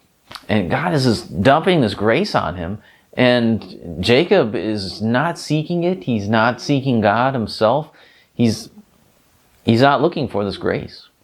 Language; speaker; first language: English; native; English